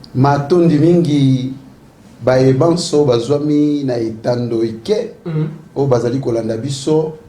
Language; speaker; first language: Lingala; non-native, local second language; Kongo